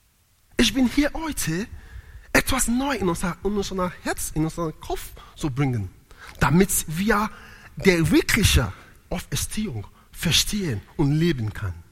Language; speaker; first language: German; non-native, learner; Italian